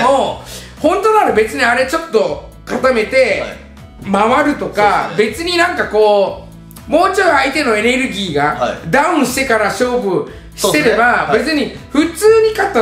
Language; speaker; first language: Japanese; native; Japanese